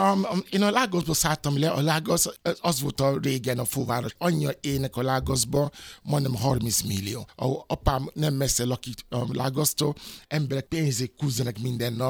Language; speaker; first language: Hungarian; non-native, fluent; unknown